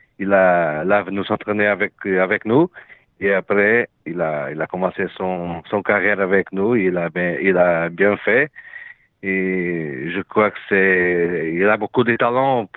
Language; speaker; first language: French; non-native, learner; Portuguese